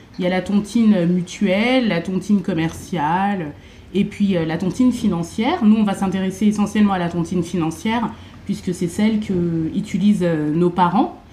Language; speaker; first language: French; native; French